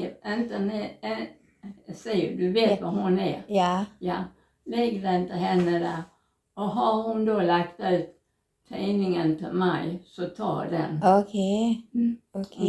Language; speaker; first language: Swedish; non-native, learner; Thai